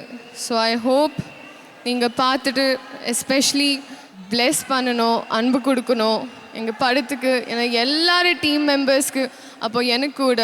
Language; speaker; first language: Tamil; non-native, fluent; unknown